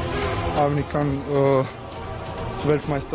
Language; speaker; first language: German; non-native, learner; Turkish